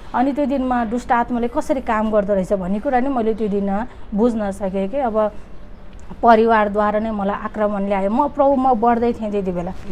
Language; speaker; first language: Nepali; native; Nepali